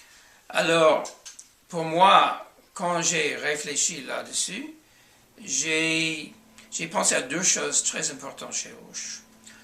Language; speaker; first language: French; non-native, fluent; English